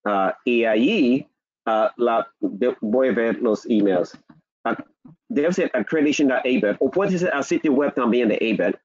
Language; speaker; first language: Spanish; non-native, learner; English